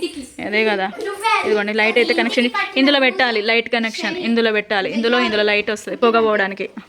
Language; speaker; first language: Telugu; native; Telugu